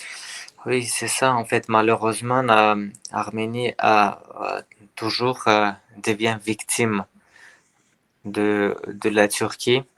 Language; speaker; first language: French; non-native, fluent; Armenian